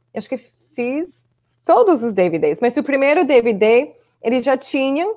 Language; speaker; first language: Portuguese; non-native, fluent; English